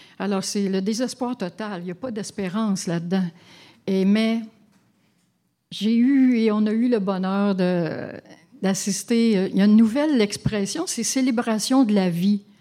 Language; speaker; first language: French; native; French